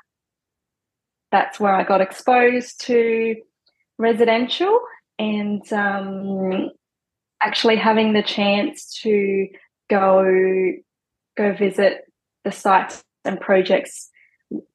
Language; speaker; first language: English; non-native, local second language; Cantonese